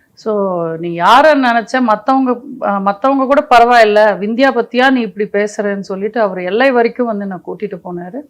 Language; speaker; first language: Tamil; non-native, local second language; Telugu